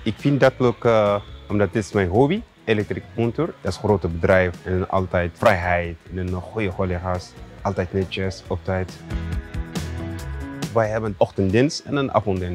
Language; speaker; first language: Dutch; non-native, learner; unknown